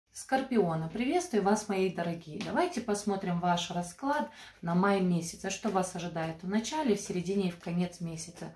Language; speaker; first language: Russian; non-native, fluent; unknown